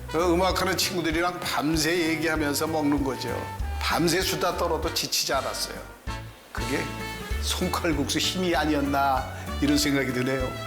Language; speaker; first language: Korean; native; Korean